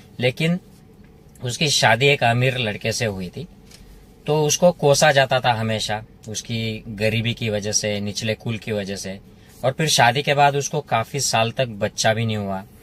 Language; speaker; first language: Hindi; non-native, local second language; Marathi